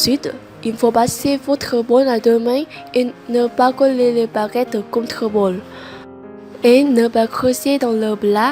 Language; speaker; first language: French; non-native, learner; Vietnamese